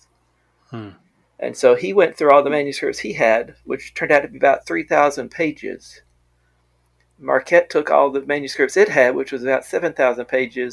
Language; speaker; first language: English; native; English